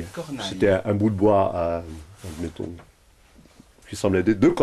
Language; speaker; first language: French; non-native, local second language; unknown